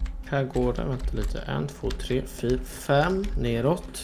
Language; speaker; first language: Swedish; non-native, fluent; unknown